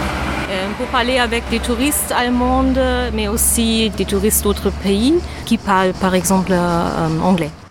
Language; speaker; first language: French; non-native, fluent; German